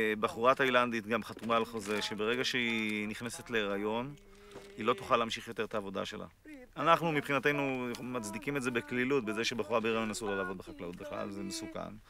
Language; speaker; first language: Hebrew; native; Hebrew